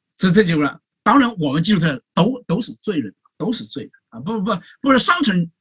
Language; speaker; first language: Chinese; native; Chinese